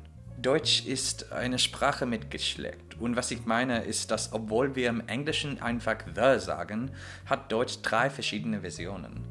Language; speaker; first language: German; non-native, fluent; English